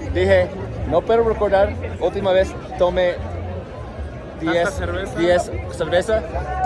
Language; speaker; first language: Spanish; non-native, learner; English